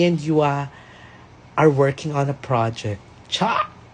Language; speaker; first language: English; non-native, local second language; Filipino